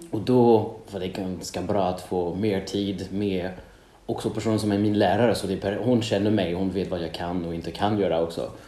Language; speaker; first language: Swedish; non-native, fluent; French